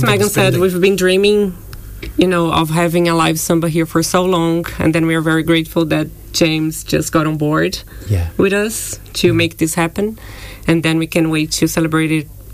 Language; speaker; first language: English; non-native, fluent; Portuguese